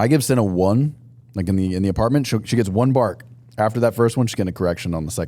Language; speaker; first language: English; native; English